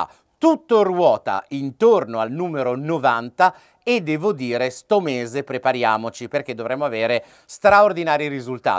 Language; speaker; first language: Italian; native; Italian